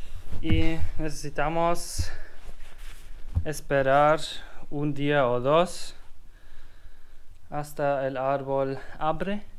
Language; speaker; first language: Spanish; non-native, learner; German